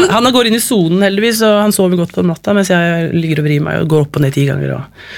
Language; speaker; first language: Norwegian; native; Norwegian